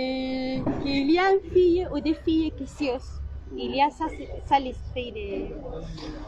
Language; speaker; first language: French; non-native, learner; Spanish